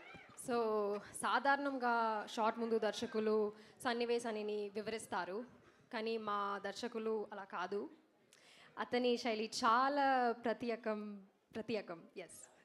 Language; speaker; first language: Telugu; non-native, learner; Malayalam